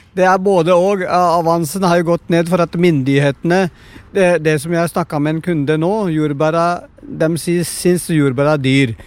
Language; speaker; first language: Norwegian; non-native, fluent; Punjabi